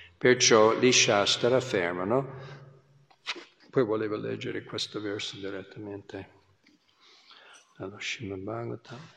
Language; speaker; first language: Italian; non-native, fluent; English